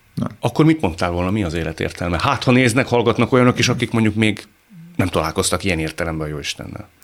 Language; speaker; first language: Hungarian; native; Hungarian